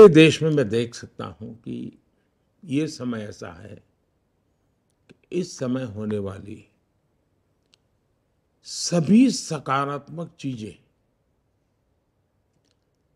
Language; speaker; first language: Hindi; non-native, local second language; Gujarati